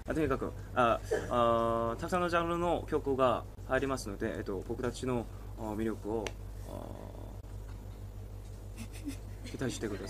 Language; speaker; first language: Japanese; non-native, learner; Korean